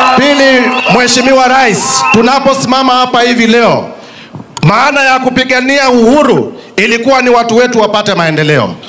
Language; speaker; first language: Swahili; non-native, local second language; Kamba